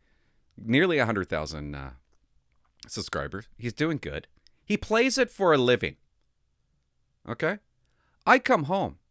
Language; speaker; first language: English; native; English